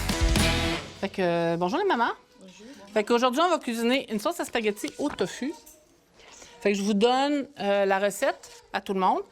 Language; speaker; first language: French; native; French